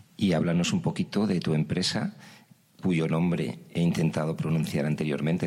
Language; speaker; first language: Spanish; native; Spanish